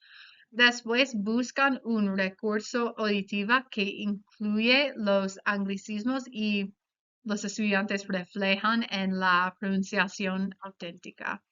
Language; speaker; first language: Spanish; non-native, fluent; English